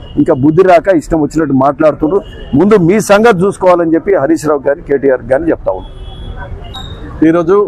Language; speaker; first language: Telugu; native; Telugu